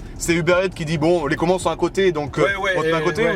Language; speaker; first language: French; native; French